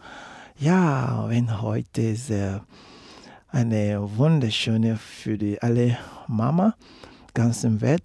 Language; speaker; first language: German; non-native, learner; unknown